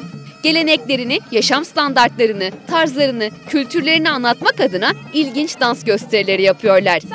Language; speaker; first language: Turkish; native; Turkish